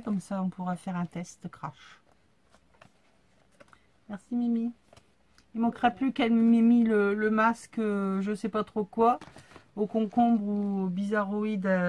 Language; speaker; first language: French; native; French